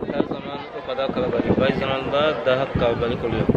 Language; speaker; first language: Turkish; non-native, learner; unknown